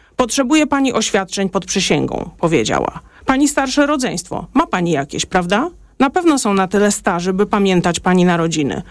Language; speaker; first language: Polish; native; Polish